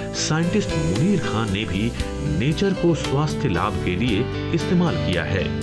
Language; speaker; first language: Hindi; native; Hindi